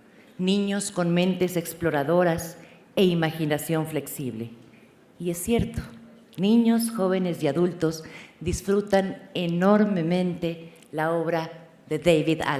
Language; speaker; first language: Spanish; native; Spanish